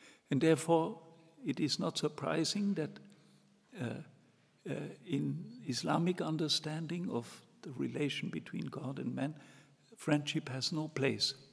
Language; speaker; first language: English; non-native, fluent; German